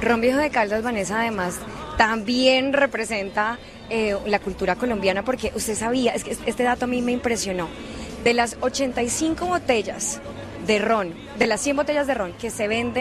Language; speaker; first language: Spanish; native; Spanish